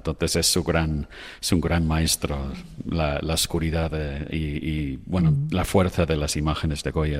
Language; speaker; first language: Spanish; non-native, fluent; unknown